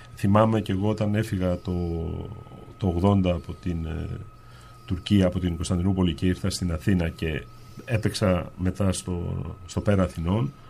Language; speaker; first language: Greek; native; Greek